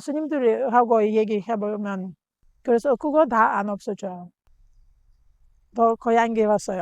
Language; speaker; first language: Korean; non-native, learner; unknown